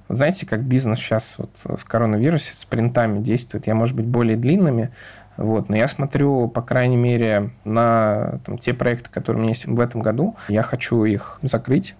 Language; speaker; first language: Russian; native; Russian